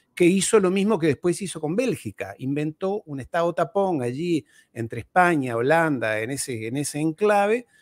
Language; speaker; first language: Spanish; native; Spanish